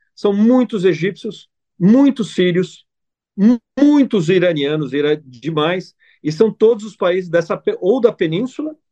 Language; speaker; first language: Portuguese; non-native, fluent; Italian